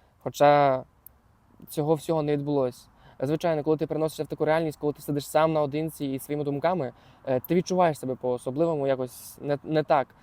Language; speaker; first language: Ukrainian; non-native, local second language; Russian